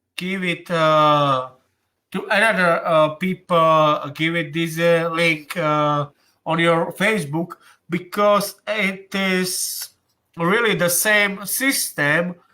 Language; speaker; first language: English; non-native, learner; Slovak